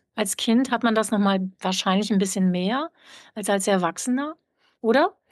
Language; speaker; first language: German; native; German